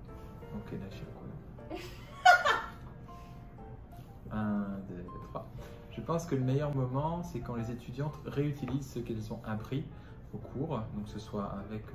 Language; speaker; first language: French; non-native, fluent; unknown